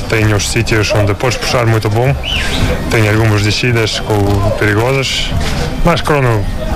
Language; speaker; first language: Portuguese; non-native, learner; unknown